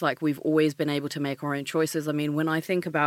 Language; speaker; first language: English; native; English